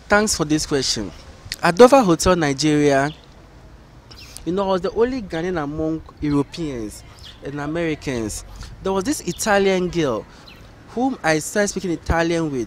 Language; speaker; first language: English; non-native, local second language; Ga